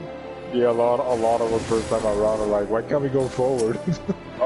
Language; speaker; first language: English; native; English